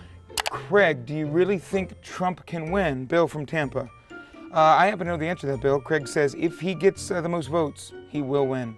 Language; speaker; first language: English; native; English